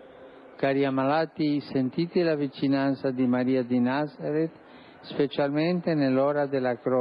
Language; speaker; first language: Italian; non-native, fluent; Spanish